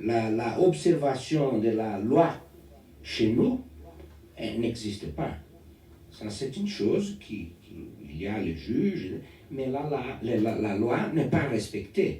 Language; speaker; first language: French; non-native, learner; Portuguese